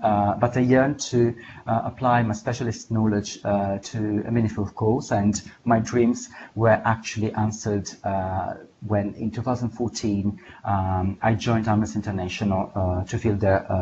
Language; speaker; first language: English; non-native, fluent; Italian